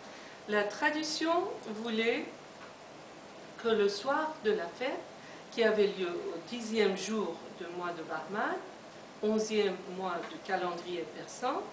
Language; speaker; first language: French; non-native, fluent; Persian